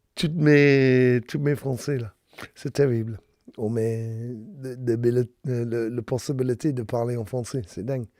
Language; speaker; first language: French; non-native, learner; English